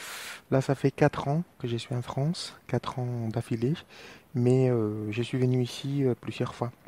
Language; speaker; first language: French; non-native, fluent; Spanish